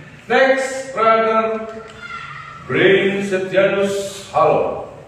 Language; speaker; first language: English; non-native, fluent; Indonesian